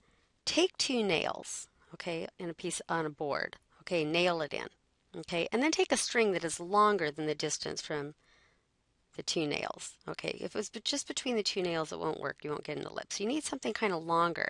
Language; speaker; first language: English; native; English